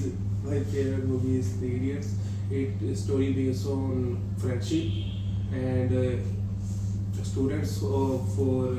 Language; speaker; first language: English; non-native, learner; Punjabi